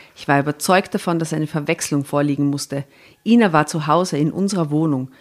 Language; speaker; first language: German; early bilingual, other home language; Serbian